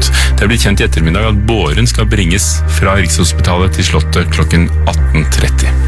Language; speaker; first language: Norwegian; native; Norwegian